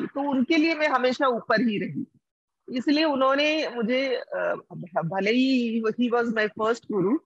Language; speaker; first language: Hindi; non-native, local second language; Odia